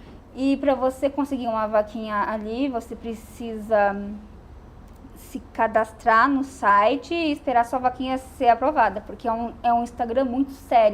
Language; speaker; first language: Portuguese; native; Portuguese